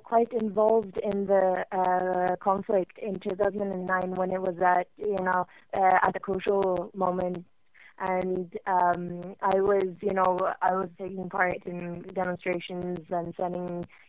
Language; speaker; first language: English; non-native, fluent; Norwegian